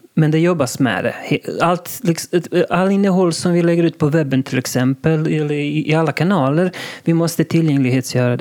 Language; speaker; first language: Swedish; non-native, local second language; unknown